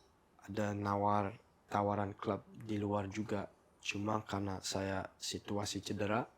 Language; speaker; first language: Indonesian; early bilingual, heritage; English